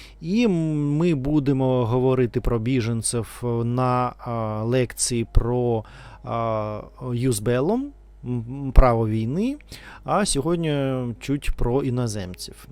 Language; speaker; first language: Ukrainian; non-native, learner; Russian